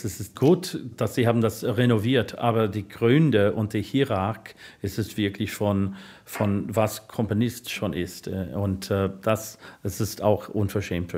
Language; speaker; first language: German; non-native, fluent; English